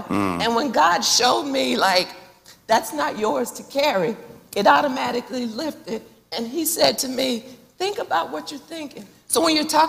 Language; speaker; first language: English; native; English